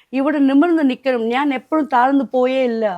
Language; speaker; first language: Malayalam; non-native, local second language; Tamil